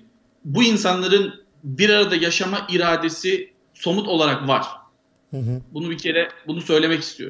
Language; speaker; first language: Turkish; native; Turkish